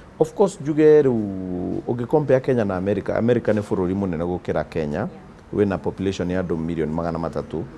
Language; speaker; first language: Kikuyu; native; Kikuyu